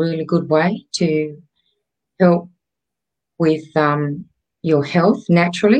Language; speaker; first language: English; native; English